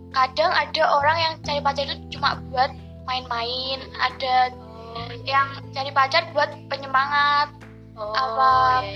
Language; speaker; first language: Indonesian; non-native, local second language; Javanese